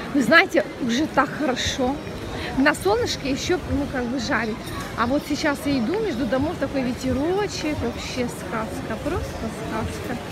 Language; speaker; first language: Russian; non-native, local second language; Ukrainian